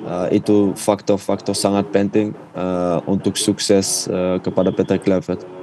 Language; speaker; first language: Indonesian; non-native, fluent; Dutch